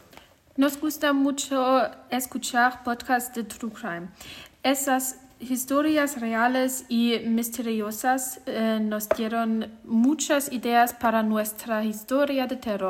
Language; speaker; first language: Spanish; non-native, learner; German